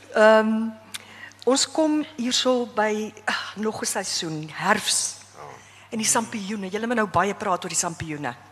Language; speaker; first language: Afrikaans; native; Afrikaans